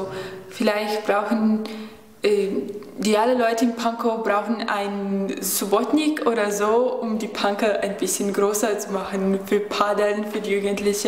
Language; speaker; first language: German; non-native, learner; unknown